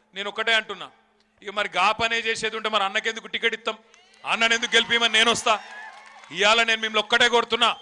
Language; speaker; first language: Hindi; non-native, local second language; Telugu